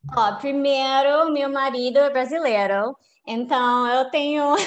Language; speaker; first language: Portuguese; non-native, fluent; English